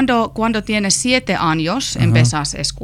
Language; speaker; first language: Spanish; non-native, learner; Finnish